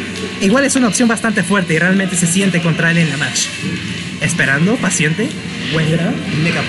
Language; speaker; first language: Spanish; native; Spanish